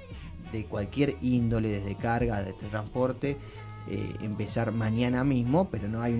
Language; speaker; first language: Spanish; native; Spanish